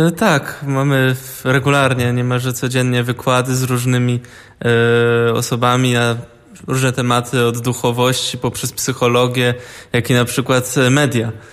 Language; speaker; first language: Polish; early bilingual, heritage; Polish